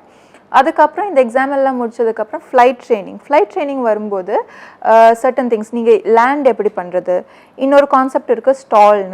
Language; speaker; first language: Tamil; early bilingual, heritage; Tamil